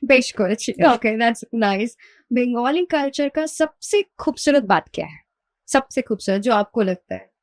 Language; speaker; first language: Hindi; non-native, local second language; Bangla